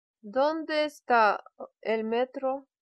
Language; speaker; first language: Spanish; non-native, fluent; Russian